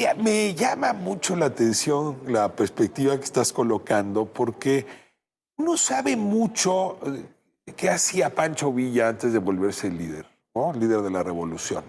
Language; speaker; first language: Spanish; native; Spanish